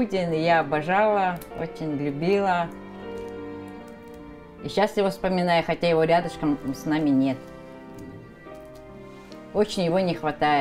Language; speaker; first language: Russian; non-native, local second language; Korean